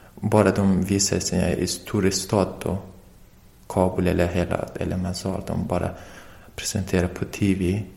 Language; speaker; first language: Swedish; non-native, learner; Persian